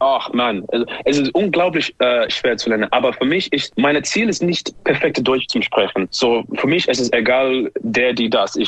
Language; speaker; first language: German; non-native, learner; English